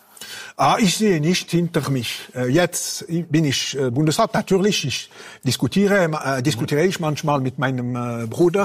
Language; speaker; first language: German; non-native, local second language; French